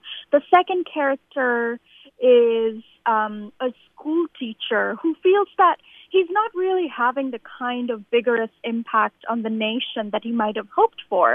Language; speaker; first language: English; non-native, local second language; Bangla